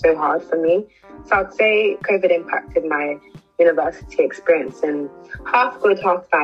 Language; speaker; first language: English; native; English